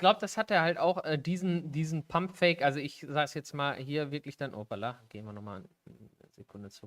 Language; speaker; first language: German; native; German